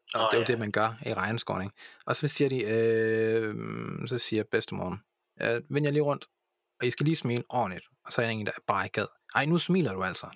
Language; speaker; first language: Danish; early bilingual, other home language; English